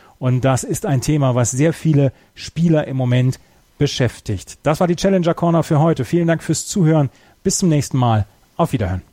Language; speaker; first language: German; native; German